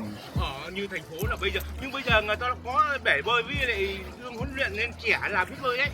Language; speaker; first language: Vietnamese; native; Vietnamese